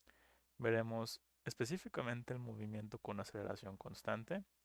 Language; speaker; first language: Spanish; native; Spanish